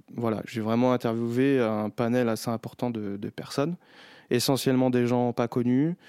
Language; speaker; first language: French; native; French